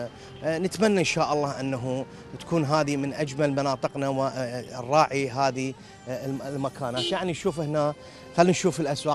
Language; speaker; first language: Arabic; native; Arabic